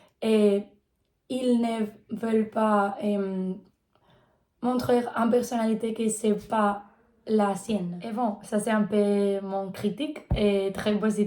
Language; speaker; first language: French; non-native, learner; Spanish